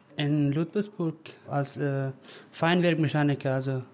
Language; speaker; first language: German; non-native, learner; Persian